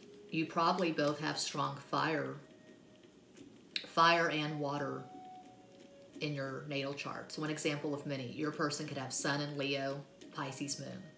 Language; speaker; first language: English; native; English